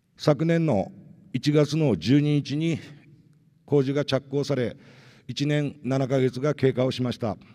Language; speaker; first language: Japanese; native; Japanese